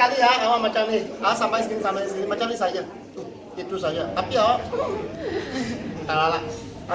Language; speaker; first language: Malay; non-native, local second language; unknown